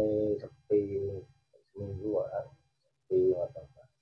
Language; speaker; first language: Indonesian; non-native, local second language; Javanese